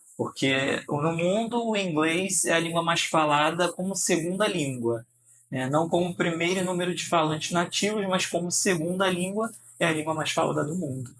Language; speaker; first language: Portuguese; native; Portuguese